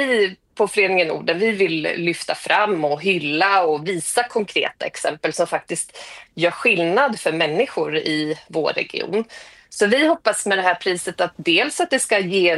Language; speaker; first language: Swedish; native; Swedish